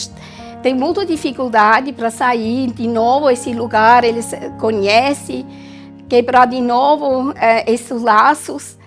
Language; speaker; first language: Portuguese; non-native, learner; German